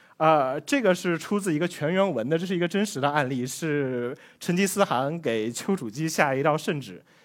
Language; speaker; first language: Chinese; native; Chinese